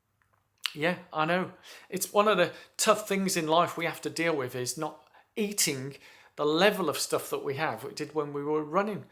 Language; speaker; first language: English; native; English